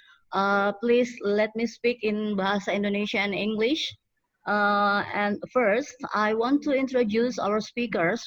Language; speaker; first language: English; non-native, fluent; Indonesian